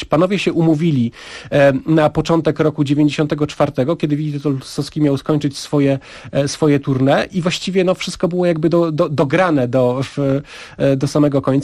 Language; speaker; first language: Polish; native; Polish